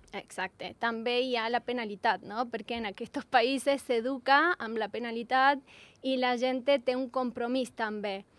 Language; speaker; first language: Catalan; non-native, learner; Spanish